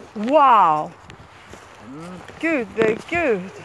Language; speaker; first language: Swedish; non-native, fluent; Latvian